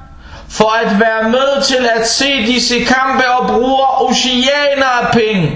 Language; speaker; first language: Danish; non-native, local second language; Arabic